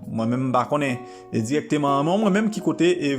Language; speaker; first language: French; non-native, local second language; Haitian Creole